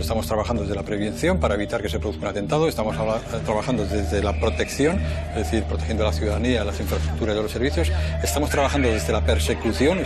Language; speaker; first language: Spanish; native; Spanish